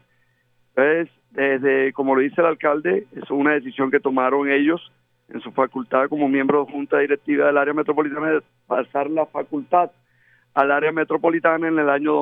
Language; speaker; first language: Spanish; native; Spanish